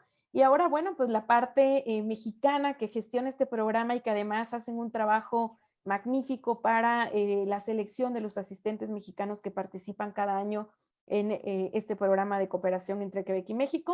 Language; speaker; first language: Spanish; native; Spanish